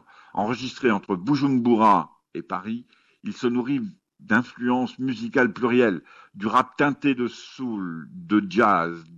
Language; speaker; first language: French; native; French